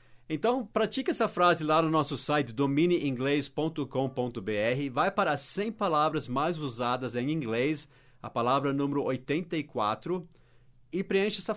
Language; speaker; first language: Portuguese; non-native, fluent; English